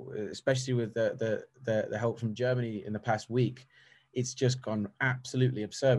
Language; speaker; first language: English; native; English